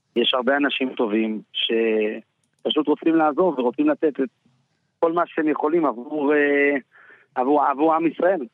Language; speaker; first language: Hebrew; native; Hebrew